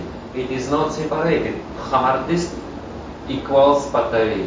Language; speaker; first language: English; non-native, learner; Russian